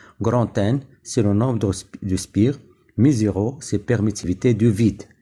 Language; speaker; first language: French; non-native, local second language; Arabic